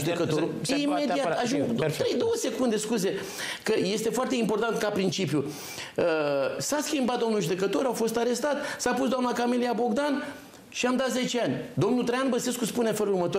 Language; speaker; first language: Romanian; native; Romanian